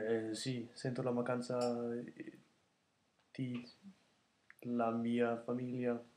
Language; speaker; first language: Italian; non-native, learner; Danish